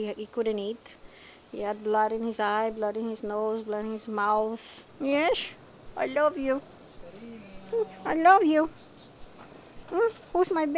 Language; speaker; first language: English; non-native, fluent; Spanish